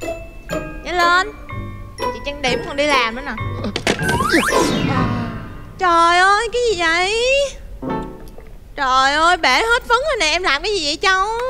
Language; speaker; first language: Vietnamese; native; Vietnamese